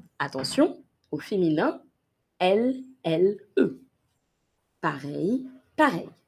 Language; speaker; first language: French; native; French